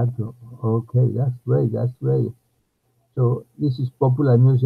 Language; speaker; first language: English; non-native, learner; Spanish